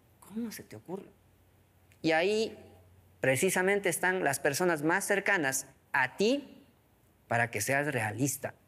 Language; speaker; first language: Spanish; non-native, local second language; Quechua